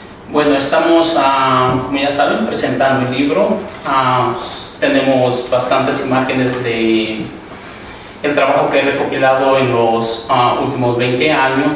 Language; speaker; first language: Spanish; native; Spanish